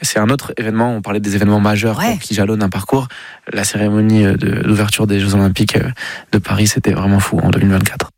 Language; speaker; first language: French; native; French